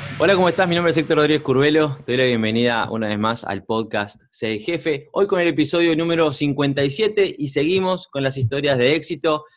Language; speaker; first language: Spanish; native; Spanish